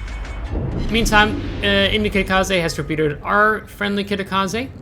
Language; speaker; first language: English; native; English